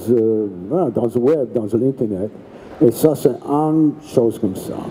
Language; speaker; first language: French; non-native, learner; English